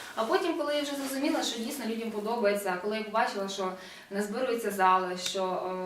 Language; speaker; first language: Ukrainian; native; Ukrainian